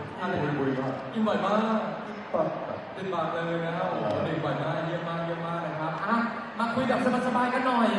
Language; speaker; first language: Thai; native; Thai